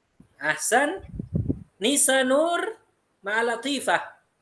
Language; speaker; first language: Arabic; non-native, fluent; Indonesian